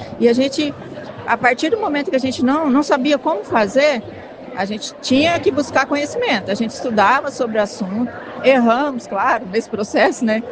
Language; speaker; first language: Portuguese; native; Portuguese